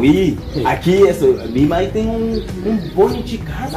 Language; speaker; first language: Portuguese; non-native, learner; Haitian Creole